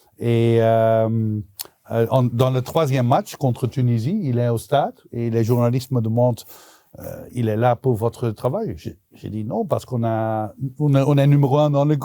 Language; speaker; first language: French; non-native, local second language; Dutch